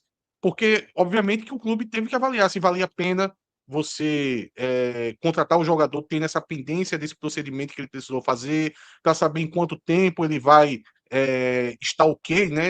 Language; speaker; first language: Portuguese; native; Portuguese